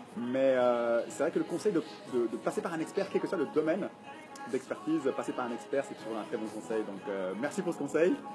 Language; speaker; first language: French; native; French